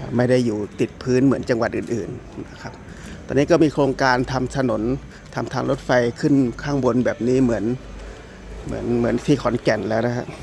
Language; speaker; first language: Thai; native; Thai